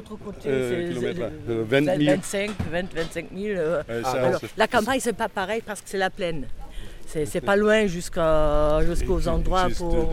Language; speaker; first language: French; non-native, fluent; German